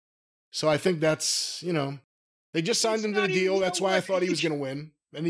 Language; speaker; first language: English; native; English